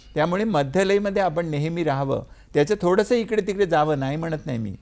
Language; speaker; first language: Marathi; native; Marathi